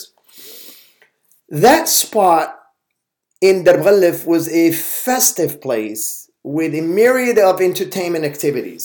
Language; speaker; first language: English; non-native, fluent; Arabic